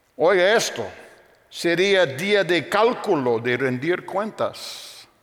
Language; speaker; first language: Spanish; non-native, fluent; English